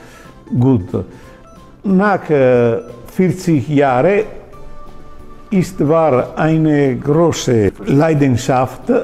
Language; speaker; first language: German; non-native, learner; Italian